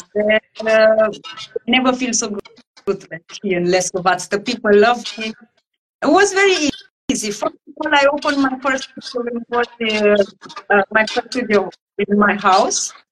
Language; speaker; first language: English; non-native, learner; Romanian